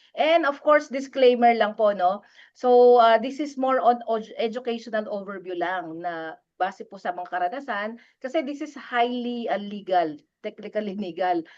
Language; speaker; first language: Filipino; non-native, local second language; Pampanga